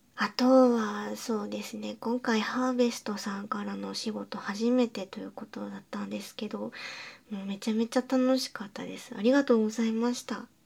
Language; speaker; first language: Japanese; native; Japanese